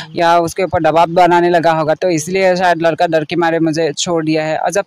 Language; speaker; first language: Hindi; non-native, local second language; Assamese